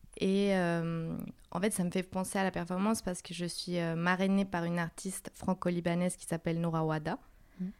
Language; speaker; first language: French; non-native, fluent; Spanish